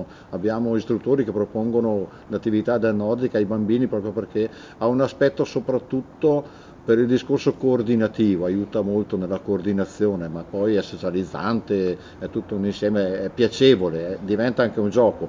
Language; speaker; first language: Italian; native; Italian